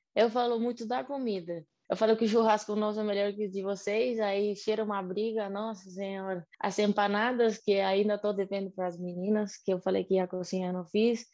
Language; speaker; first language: Portuguese; non-native, fluent; Spanish